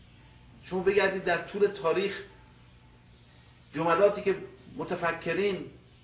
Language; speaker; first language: Persian; native; Persian